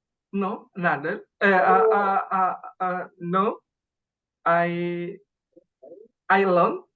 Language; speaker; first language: English; non-native, learner; Indonesian